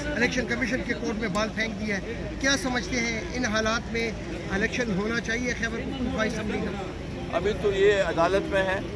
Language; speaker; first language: Urdu; non-native, local second language; Pashto